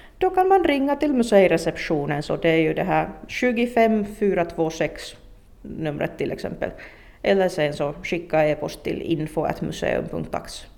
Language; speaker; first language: Swedish; native; Swedish